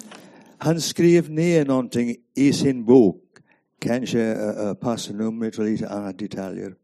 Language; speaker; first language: Swedish; non-native, fluent; English